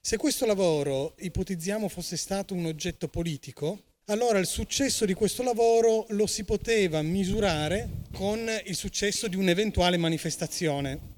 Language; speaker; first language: Italian; native; Italian